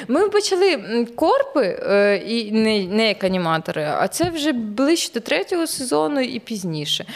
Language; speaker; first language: Ukrainian; non-native, local second language; Russian